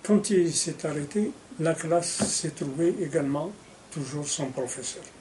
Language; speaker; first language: French; non-native, local second language; Arabic